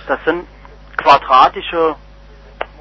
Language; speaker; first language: German; native; German